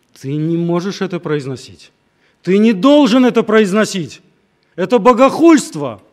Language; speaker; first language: Russian; native; Russian